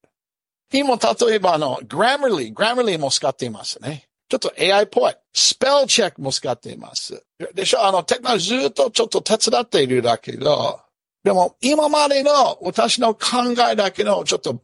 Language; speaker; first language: Japanese; non-native, fluent; English